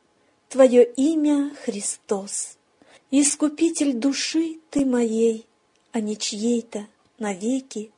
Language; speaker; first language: Russian; native; Russian